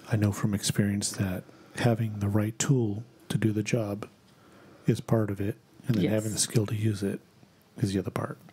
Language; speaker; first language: English; native; English